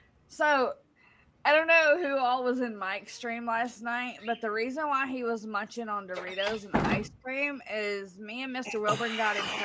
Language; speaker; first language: English; native; English